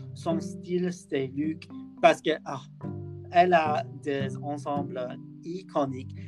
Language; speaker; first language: French; non-native, learner; English